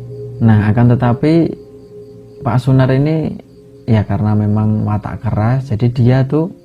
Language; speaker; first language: Indonesian; native; Indonesian